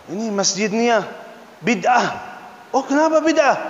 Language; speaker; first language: Indonesian; non-native, fluent; Arabic